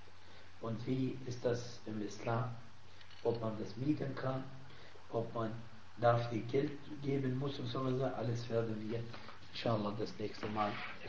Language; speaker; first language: German; non-native, fluent; Arabic